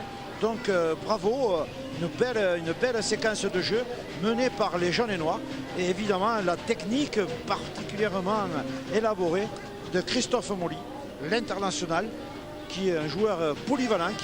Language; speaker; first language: French; native; French